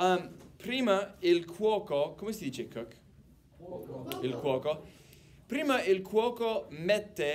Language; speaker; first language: Italian; non-native, fluent; English